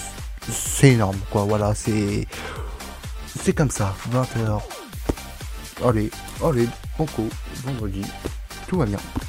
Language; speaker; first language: French; native; French